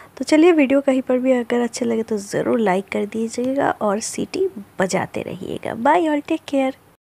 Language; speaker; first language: Hindi; non-native, local second language; Bangla